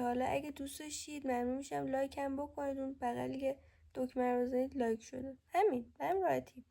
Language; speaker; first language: Persian; native; Persian